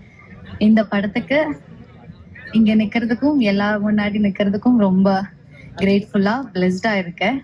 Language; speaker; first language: Tamil; non-native, learner; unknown